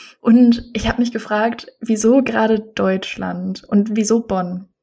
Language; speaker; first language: German; native; German